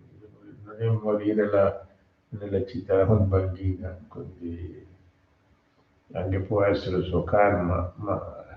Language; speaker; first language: Italian; non-native, learner; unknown